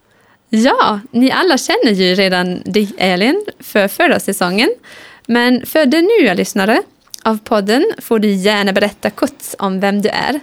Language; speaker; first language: Swedish; non-native, fluent; German